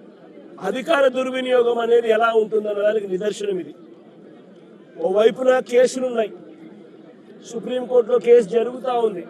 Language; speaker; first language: Telugu; native; Telugu